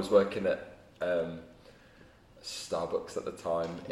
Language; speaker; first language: English; native; English